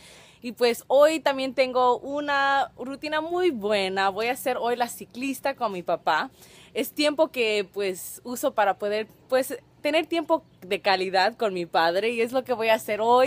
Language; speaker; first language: Spanish; early bilingual, other home language; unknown